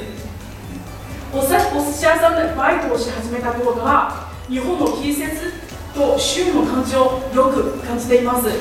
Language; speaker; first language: Japanese; non-native, fluent; Chinese